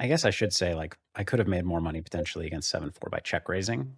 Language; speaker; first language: English; native; English